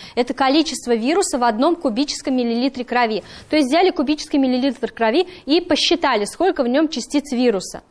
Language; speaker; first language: Russian; native; Russian